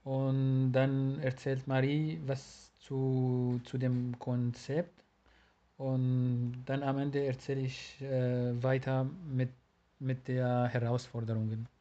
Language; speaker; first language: German; non-native, learner; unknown